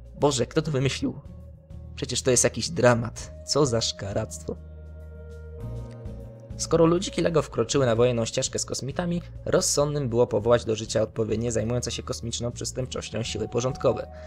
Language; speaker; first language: Polish; native; Polish